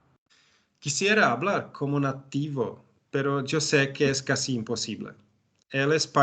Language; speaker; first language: Spanish; non-native, learner; Czech